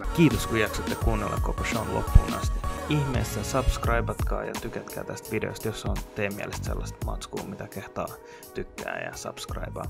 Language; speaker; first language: Finnish; early bilingual, other home language; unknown